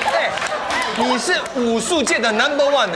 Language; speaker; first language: Chinese; native; Chinese